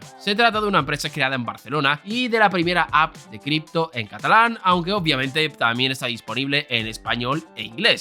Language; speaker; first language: Spanish; native; Spanish